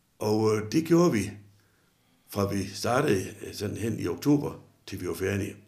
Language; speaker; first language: Danish; native; Danish